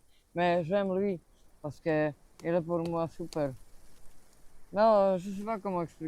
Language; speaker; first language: French; non-native, learner; Slovak